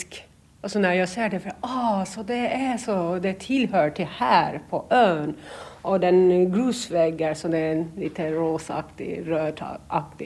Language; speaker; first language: Swedish; non-native, learner; Turkish